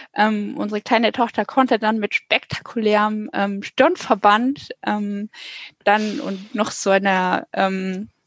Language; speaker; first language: German; native; German